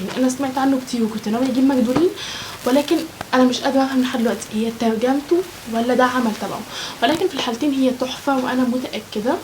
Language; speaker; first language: Arabic; native; Arabic